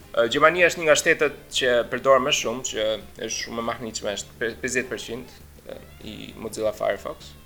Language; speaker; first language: Albanian; early bilingual, heritage; Albanian